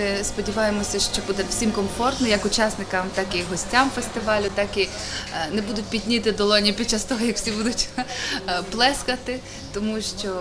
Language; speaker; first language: Ukrainian; native; Ukrainian